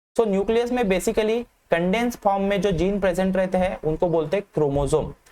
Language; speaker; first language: Hindi; non-native, local second language; Marathi